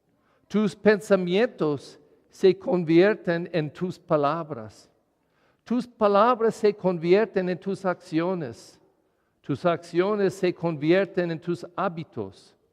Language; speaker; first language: Spanish; non-native, learner; English